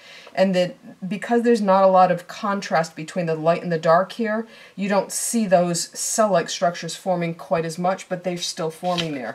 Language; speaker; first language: English; native; English